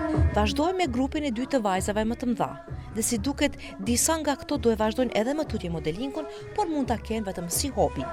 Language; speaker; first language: Albanian; native; Albanian